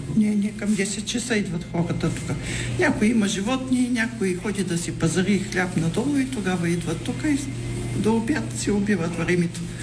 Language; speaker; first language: Bulgarian; native; Bulgarian